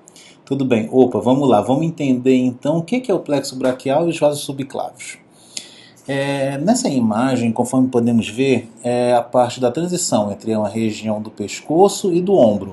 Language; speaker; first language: Portuguese; native; Portuguese